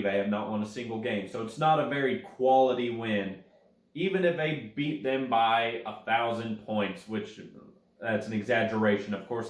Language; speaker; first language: English; native; English